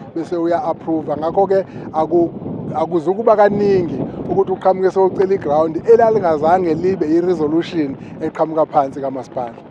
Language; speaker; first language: Zulu; native; Zulu